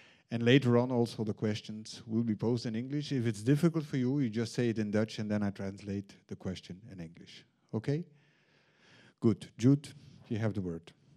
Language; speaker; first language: English; non-native, fluent; Dutch